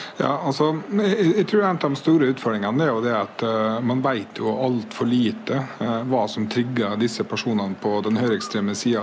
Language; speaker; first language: Norwegian; native; Norwegian